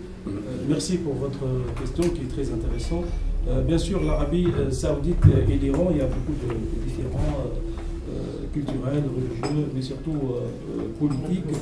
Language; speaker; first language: French; non-native, fluent; Arabic